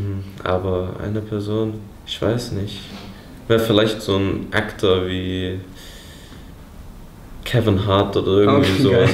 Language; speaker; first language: German; early bilingual, heritage; English